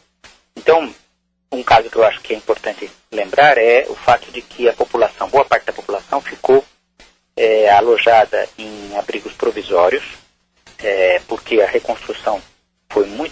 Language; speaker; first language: Portuguese; native; Portuguese